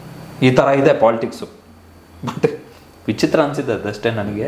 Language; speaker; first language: Kannada; native; Kannada